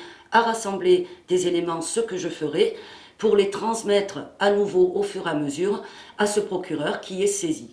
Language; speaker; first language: French; native; French